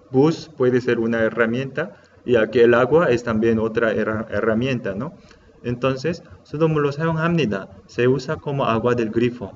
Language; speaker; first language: Spanish; non-native, learner; Korean